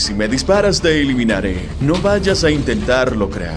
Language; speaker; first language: Spanish; native; Spanish